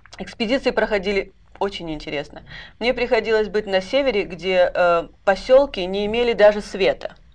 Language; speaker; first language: Russian; native; Russian